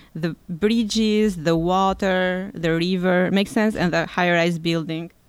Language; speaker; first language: English; non-native, fluent; Albanian